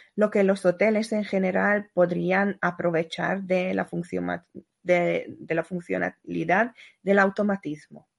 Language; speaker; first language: Spanish; non-native, fluent; Hungarian